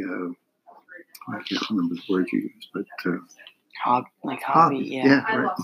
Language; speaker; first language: English; native; English